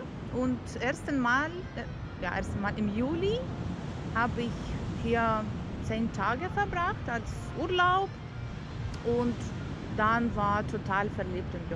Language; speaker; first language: German; non-native, learner; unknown